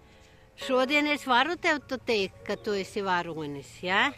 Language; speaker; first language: Latvian; non-native, local second language; Russian